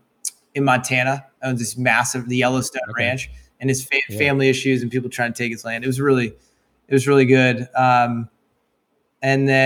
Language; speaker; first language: English; native; English